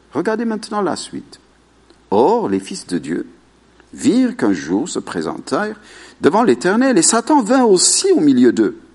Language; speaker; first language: French; non-native, fluent; Amharic